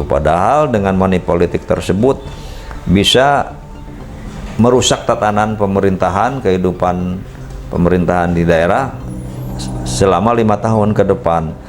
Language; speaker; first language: Indonesian; native; Indonesian